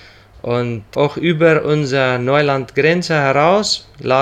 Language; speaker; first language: German; non-native, local second language; Plautdietsch